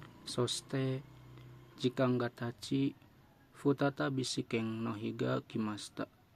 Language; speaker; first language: Japanese; non-native, learner; Indonesian